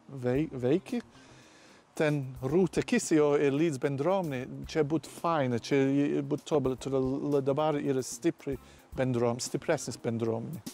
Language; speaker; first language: Lithuanian; non-native, learner; English